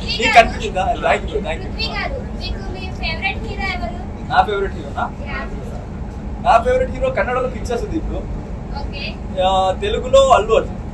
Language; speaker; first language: Telugu; non-native, local second language; Kannada